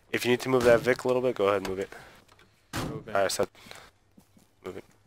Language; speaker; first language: English; native; English